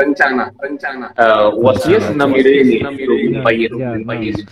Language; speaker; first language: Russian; non-native, learner; Javanese